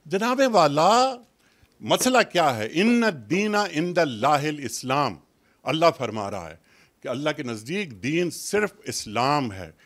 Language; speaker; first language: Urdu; native; Urdu